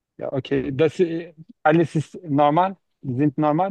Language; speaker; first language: German; non-native, learner; Turkish